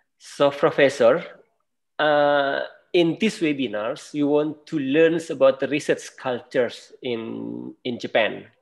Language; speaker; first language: English; non-native, fluent; Indonesian